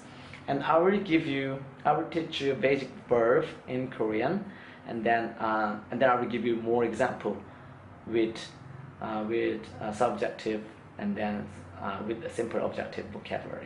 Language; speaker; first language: English; non-native, fluent; Korean